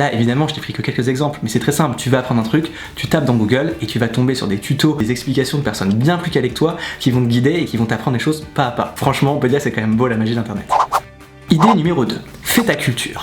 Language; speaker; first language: French; native; French